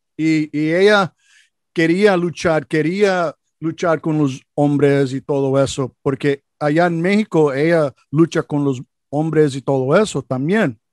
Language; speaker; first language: Spanish; non-native, learner; English